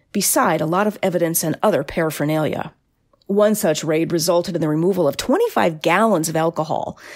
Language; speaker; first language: English; native; English